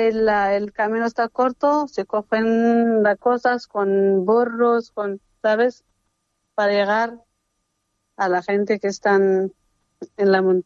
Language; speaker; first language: Spanish; non-native, fluent; Arabic